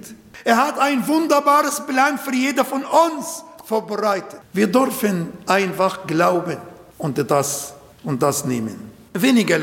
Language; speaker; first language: German; non-native, fluent; Arabic